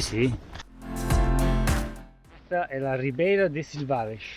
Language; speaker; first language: Italian; native; Italian